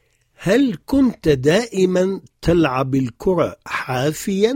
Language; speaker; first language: Arabic; non-native, fluent; French